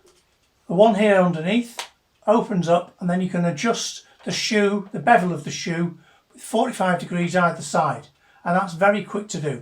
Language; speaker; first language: English; native; English